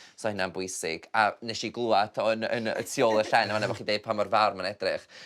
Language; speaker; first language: Welsh; native; Welsh